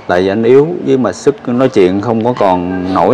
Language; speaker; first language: Vietnamese; native; Vietnamese